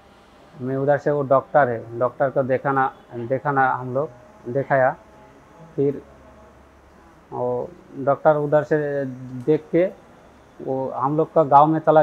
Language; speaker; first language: Hindi; non-native, local second language; Bangla